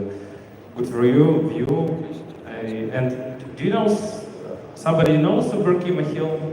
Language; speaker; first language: English; non-native, learner; Russian